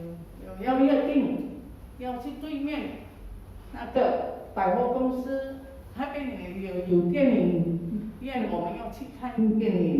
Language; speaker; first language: Chinese; early bilingual, heritage; Chinese